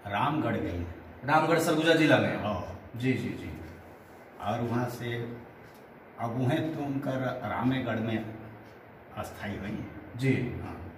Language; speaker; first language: Hindi; native; Hindi